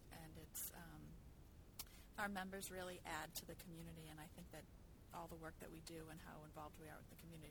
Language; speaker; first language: English; native; English